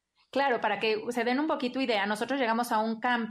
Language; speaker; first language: Spanish; native; Spanish